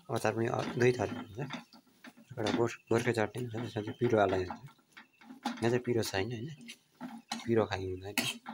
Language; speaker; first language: Nepali; native; Nepali